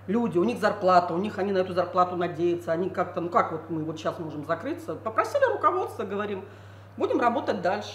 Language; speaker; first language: Russian; native; Russian